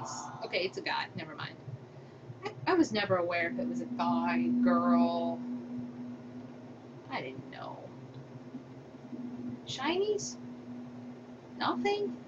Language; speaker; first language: English; native; English